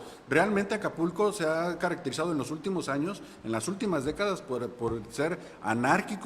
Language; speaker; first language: Spanish; native; Spanish